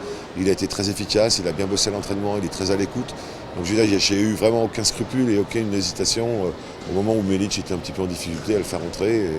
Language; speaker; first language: French; native; French